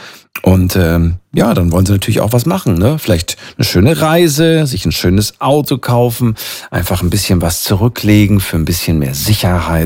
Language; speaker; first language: German; native; German